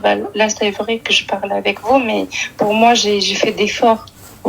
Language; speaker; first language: French; early bilingual, other home language; Arabic